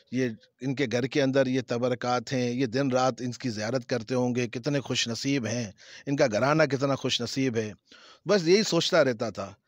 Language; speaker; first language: Urdu; native; Urdu